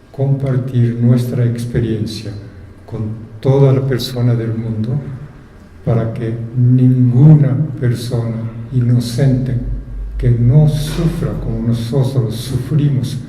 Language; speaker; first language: Spanish; non-native, fluent; Japanese